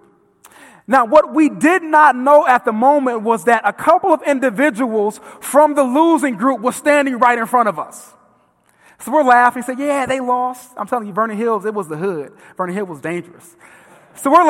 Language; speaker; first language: English; native; English